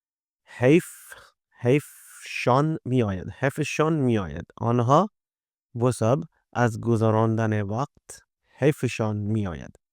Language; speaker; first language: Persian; non-native, fluent; Urdu